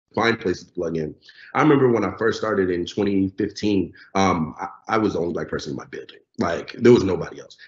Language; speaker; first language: English; non-native, local second language; Yoruba